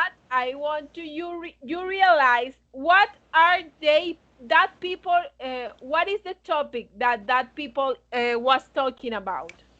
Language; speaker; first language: English; non-native, fluent; Spanish